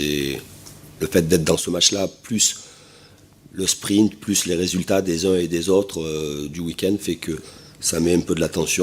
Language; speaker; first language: French; native; French